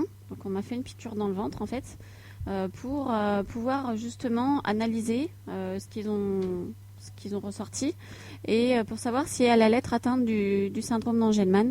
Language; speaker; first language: French; native; French